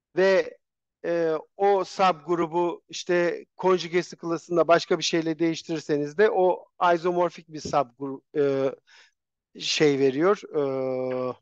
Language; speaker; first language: Turkish; native; Turkish